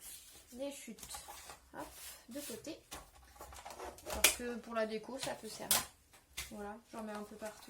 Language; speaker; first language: French; native; French